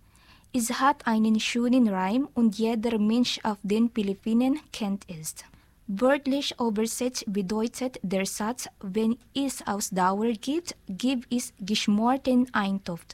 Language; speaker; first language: German; non-native, learner; Filipino